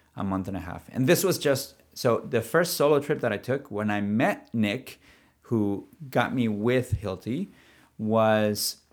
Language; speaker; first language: English; early bilingual, other home language; Spanish